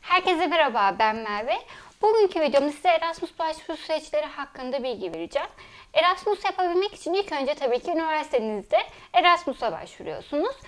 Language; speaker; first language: Turkish; early bilingual, heritage; Turkish